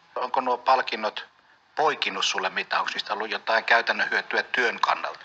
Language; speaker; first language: Finnish; native; Finnish